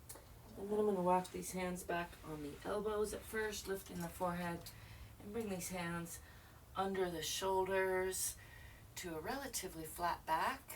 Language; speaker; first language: English; native; English